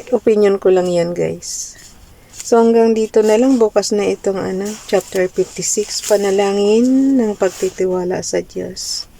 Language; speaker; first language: Filipino; non-native, local second language; Cebuano